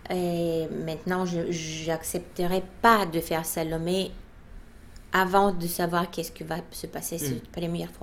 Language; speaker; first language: French; non-native, fluent; Bulgarian